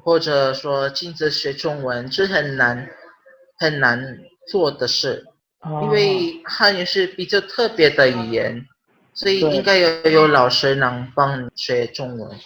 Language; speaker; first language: Chinese; non-native, learner; Filipino